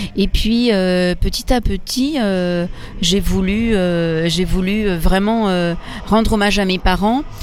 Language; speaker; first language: French; early bilingual, other home language; Italian